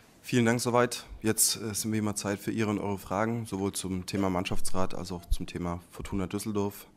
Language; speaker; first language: German; native; German